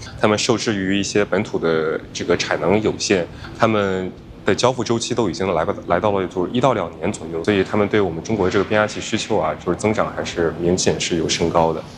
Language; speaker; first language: Chinese; native; Chinese